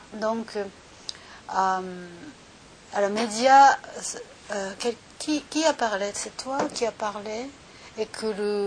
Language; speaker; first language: French; non-native, learner; Japanese